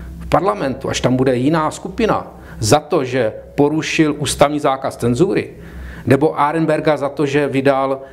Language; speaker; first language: Czech; native; Czech